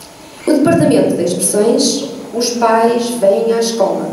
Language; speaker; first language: Portuguese; native; Portuguese